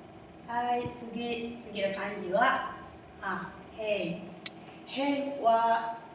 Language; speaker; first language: Japanese; non-native, learner; Indonesian